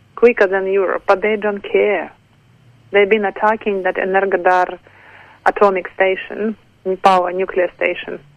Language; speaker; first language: English; non-native, fluent; Ukrainian